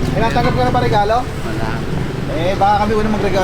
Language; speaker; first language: Filipino; native; Filipino